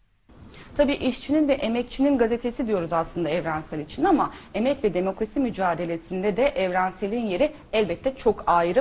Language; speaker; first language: Turkish; native; Turkish